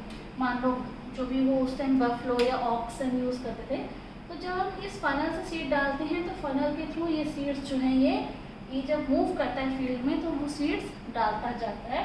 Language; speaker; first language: Hindi; native; Hindi